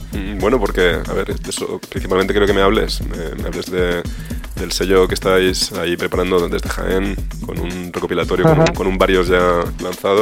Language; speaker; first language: Spanish; native; Spanish